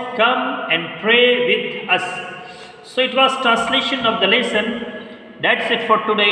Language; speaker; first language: English; non-native, local second language; Urdu